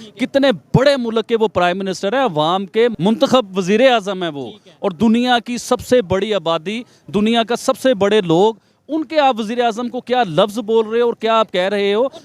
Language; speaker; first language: Urdu; non-native, local second language; Punjabi